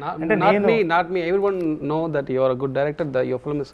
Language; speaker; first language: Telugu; non-native, local second language; Tamil